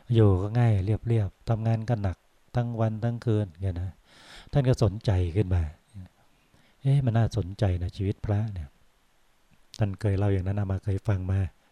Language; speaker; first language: Thai; native; Thai